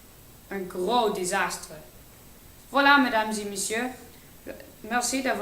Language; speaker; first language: French; non-native, learner; English